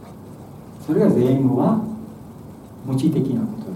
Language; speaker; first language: Japanese; non-native, learner; Bangla